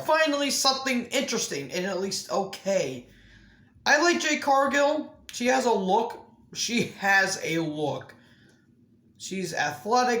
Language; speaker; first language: English; native; English